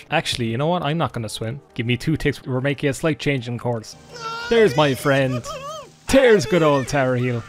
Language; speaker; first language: English; native; English